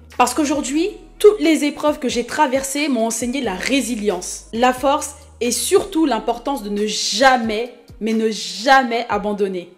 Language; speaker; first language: French; early bilingual, other home language; Haitian Creole